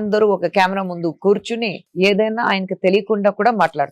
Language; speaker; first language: Telugu; non-native, local second language; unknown